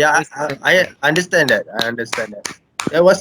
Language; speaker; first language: English; non-native, local second language; Malay